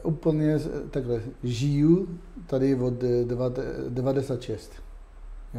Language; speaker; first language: Czech; non-native, fluent; Hebrew